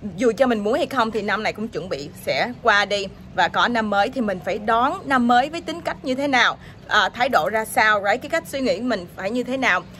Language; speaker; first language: Vietnamese; early bilingual, heritage; Vietnamese